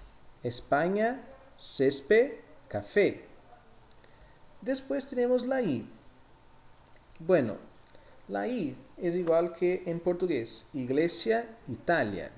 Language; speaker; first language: Spanish; non-native, fluent; Portuguese